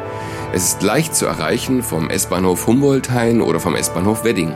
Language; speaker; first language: German; native; German